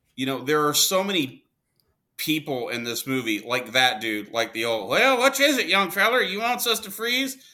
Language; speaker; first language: English; native; English